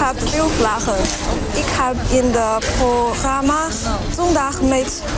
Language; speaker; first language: Dutch; non-native, learner; Chinese